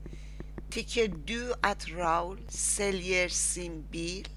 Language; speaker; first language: Swedish; non-native, learner; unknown